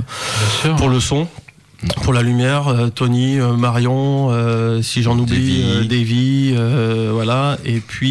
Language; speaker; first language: French; native; French